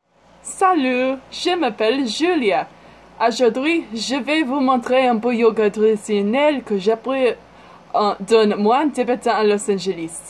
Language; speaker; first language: French; non-native, learner; English